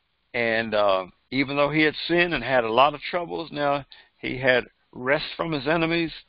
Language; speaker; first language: English; native; English